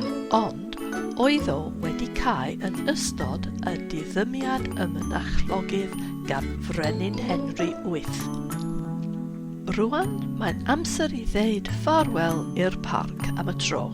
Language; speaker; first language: Welsh; non-native, fluent; English